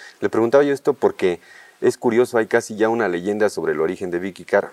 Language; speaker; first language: Spanish; native; Spanish